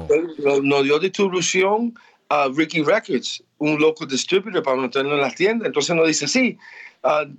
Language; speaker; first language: Spanish; early bilingual, heritage; Spanish